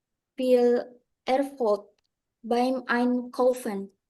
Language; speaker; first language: German; non-native, learner; Indonesian